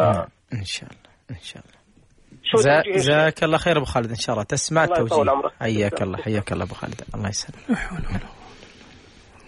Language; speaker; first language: Arabic; native; Arabic